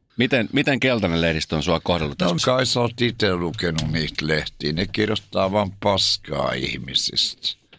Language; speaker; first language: Finnish; native; Finnish